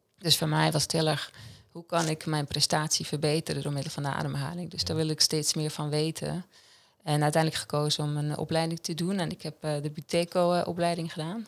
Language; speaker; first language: Dutch; non-native, fluent; Swiss German